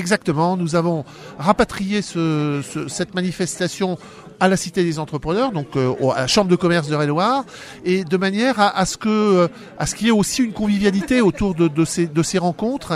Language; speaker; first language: French; native; French